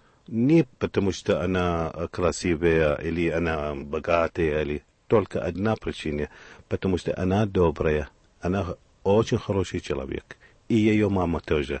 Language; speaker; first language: Russian; non-native, learner; Arabic